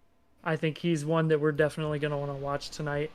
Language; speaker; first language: English; native; English